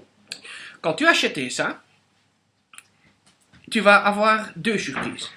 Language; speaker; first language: French; non-native, local second language; Dutch